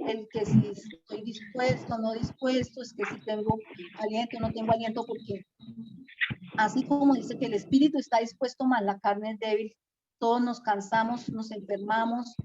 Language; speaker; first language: Spanish; native; Spanish